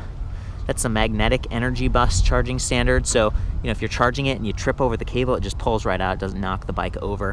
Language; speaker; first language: English; native; English